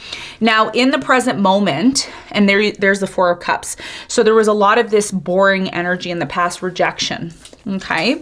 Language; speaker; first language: English; native; English